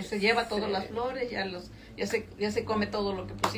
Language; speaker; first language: Spanish; native; Spanish